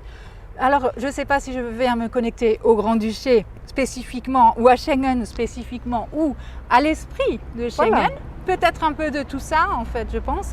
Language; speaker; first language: French; native; French